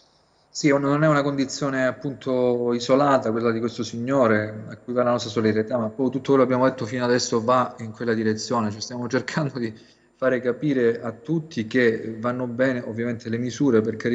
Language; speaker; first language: Italian; native; Italian